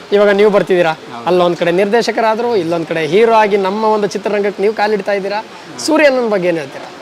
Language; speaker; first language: Kannada; native; Kannada